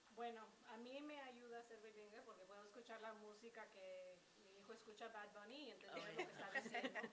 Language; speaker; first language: Spanish; early bilingual, heritage; Spanish